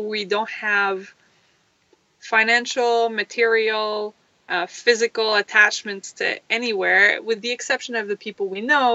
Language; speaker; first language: English; non-native, fluent; French